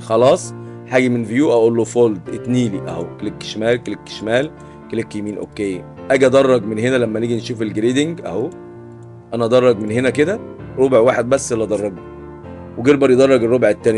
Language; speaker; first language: Arabic; native; Arabic